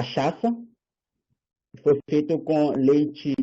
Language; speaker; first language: Portuguese; non-native, learner; Haitian Creole